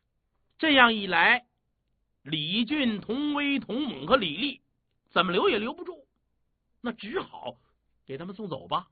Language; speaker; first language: Chinese; native; Chinese